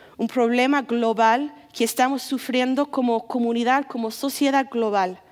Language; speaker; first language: Spanish; non-native, fluent; English